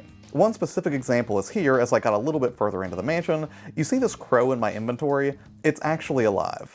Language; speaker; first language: English; native; English